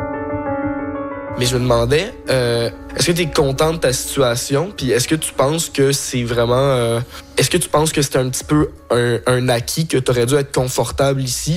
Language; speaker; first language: French; native; French